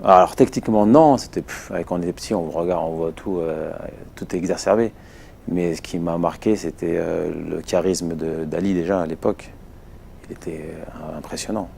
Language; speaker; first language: French; native; French